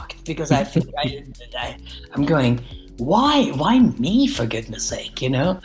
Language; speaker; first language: English; non-native, fluent; Norwegian